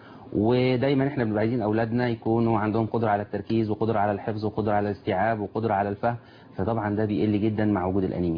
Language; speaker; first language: Arabic; native; Arabic